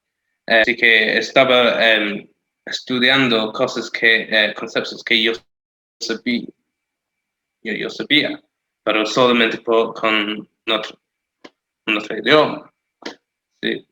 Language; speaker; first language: Spanish; non-native, fluent; English